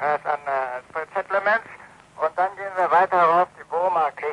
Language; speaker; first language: German; native; German